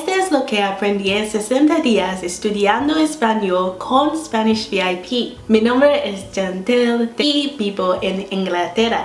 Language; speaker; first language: Spanish; non-native, learner; English